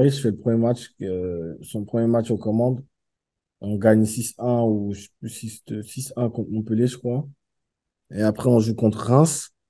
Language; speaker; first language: French; native; French